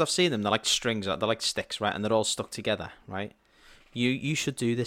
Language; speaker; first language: English; native; English